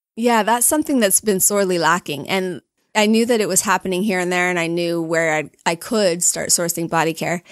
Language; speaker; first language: English; native; English